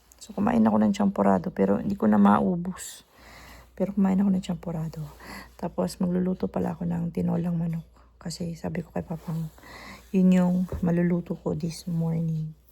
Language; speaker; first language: Filipino; non-native, local second language; Cebuano